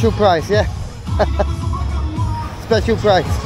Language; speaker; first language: English; native; English